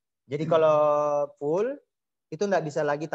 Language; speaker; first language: Indonesian; native; Indonesian